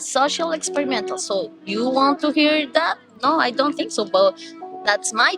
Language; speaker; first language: English; non-native, learner; Spanish